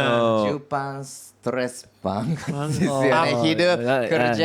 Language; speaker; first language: Indonesian; non-native, learner; Japanese